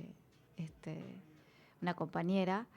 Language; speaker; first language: Spanish; native; Spanish